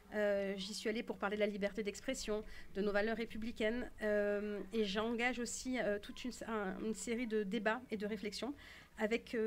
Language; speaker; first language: French; native; French